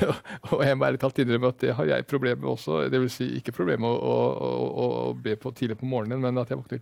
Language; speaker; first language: Norwegian; native; Norwegian